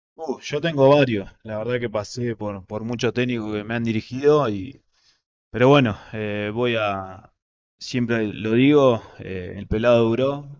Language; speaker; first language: Spanish; native; Spanish